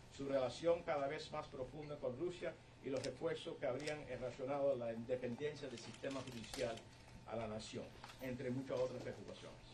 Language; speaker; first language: Spanish; early bilingual, heritage; Spanish